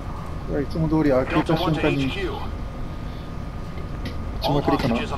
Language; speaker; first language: Japanese; native; Japanese